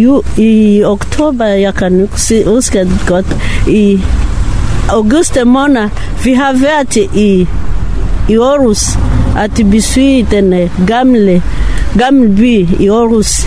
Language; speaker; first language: Danish; non-native, learner; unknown